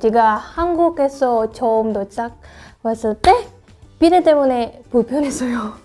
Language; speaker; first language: Korean; non-native, learner; Indonesian